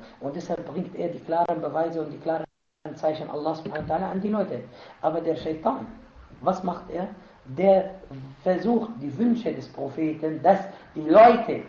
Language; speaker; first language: German; non-native, fluent; Arabic